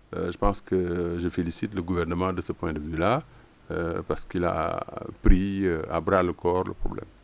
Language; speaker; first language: French; non-native, local second language; Wolof